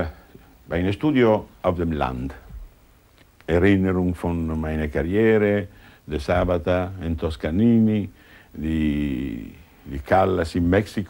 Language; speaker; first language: German; non-native, learner; Italian